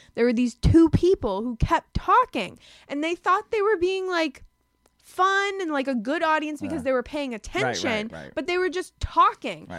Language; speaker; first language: English; native; English